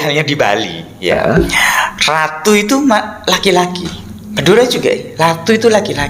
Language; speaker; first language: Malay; non-native, local second language; Madurese